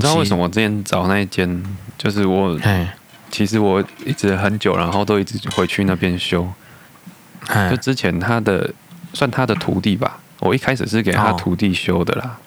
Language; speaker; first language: Chinese; native; Chinese